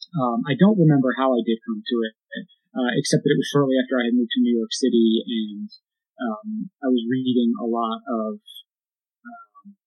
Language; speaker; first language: English; native; English